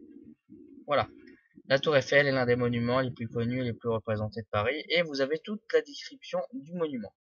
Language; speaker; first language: French; native; French